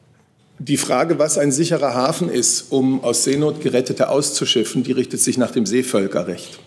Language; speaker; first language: German; native; German